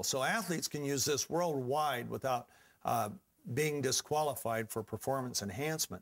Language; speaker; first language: English; native; English